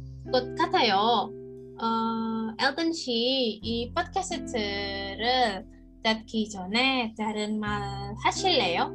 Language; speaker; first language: Korean; non-native, learner; Indonesian